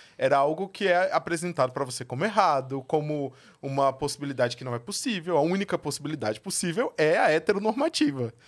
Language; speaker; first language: Portuguese; native; Portuguese